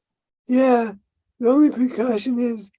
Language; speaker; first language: English; native; English